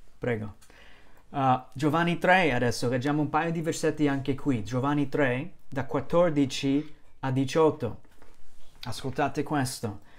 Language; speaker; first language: Italian; non-native, fluent; English